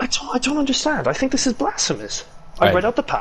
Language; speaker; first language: English; native; English